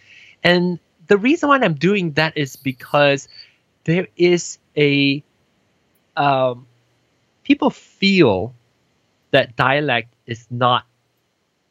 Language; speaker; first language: English; non-native, local second language; Min Nan Chinese